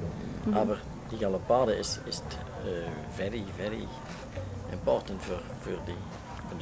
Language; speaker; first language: German; non-native, learner; Dutch